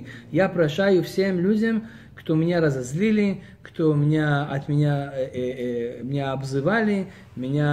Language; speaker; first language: Russian; early bilingual, heritage; Russian